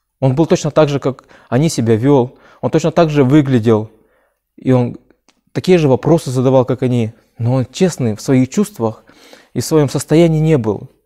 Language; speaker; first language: Russian; native; Russian